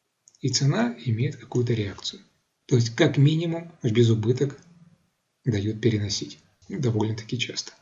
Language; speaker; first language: Russian; native; Russian